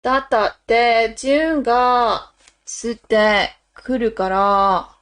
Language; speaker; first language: Japanese; non-native, learner; English